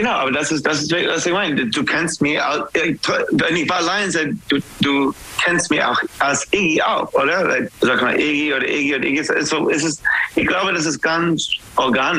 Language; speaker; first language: German; non-native, learner; English